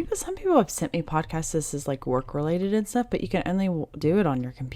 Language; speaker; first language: English; native; English